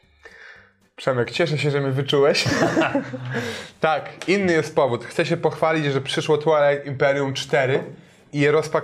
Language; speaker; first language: Polish; native; Polish